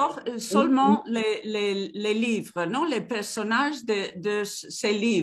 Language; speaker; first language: French; non-native, learner; Spanish